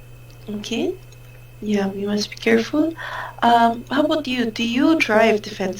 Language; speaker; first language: English; non-native, fluent; Filipino